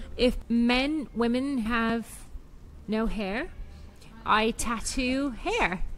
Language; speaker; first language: English; native; English